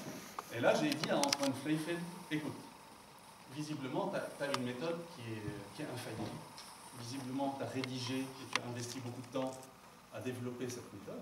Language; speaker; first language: French; non-native, local second language; Arabic